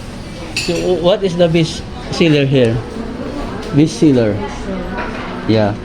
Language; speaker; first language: English; non-native, learner; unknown